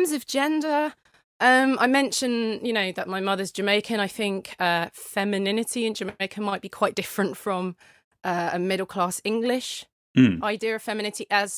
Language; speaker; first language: English; native; English